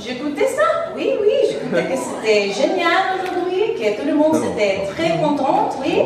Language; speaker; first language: French; non-native, learner; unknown